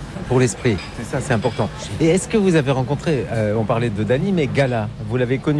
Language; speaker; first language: French; native; French